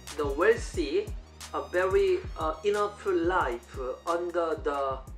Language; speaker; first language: English; non-native, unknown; Korean